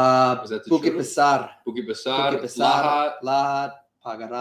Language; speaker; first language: Indonesian; non-native, learner; English